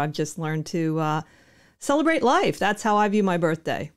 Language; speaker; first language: English; native; English